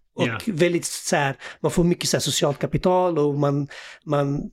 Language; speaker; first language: Swedish; early bilingual, other home language; Assyrian Neo-Aramaic